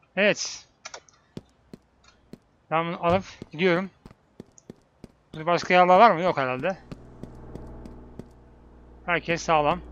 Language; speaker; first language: Turkish; native; Turkish